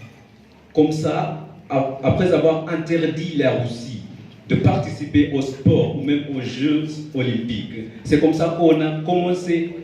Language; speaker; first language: French; non-native, fluent; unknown